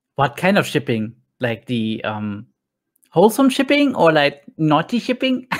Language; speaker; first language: English; non-native, fluent; German